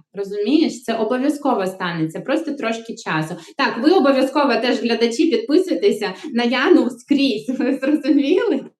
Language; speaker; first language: Ukrainian; native; Ukrainian